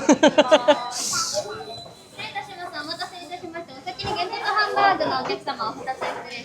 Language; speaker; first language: Japanese; native; Japanese